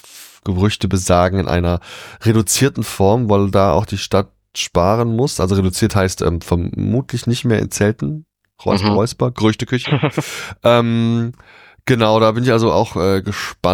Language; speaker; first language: German; native; German